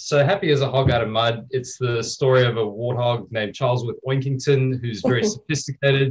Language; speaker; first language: English; native; English